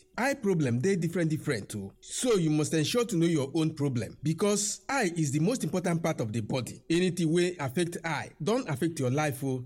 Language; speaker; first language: Nigerian Pidgin; non-native, local second language; Igbo